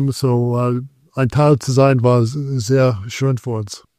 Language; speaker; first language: German; non-native, fluent; English